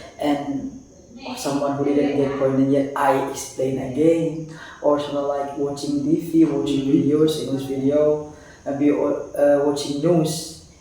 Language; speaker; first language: English; non-native, fluent; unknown